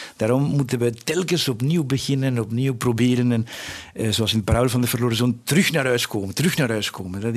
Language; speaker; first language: Dutch; non-native, fluent; Spanish